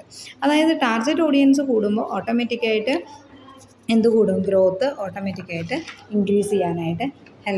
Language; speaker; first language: Malayalam; native; Malayalam